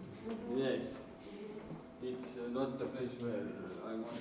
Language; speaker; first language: English; non-native, learner; Estonian